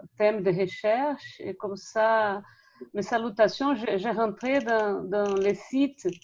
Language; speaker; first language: French; non-native, fluent; Portuguese